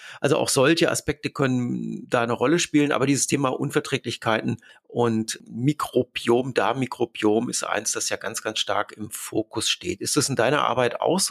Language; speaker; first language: German; native; German